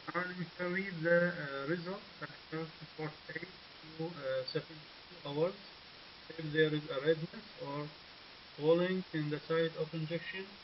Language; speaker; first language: English; non-native, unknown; Arabic